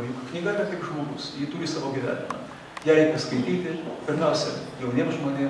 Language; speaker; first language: Lithuanian; native; Lithuanian